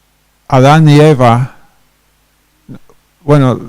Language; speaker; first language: Spanish; non-native, fluent; English